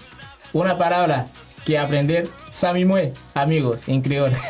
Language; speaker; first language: Spanish; non-native, learner; Haitian Creole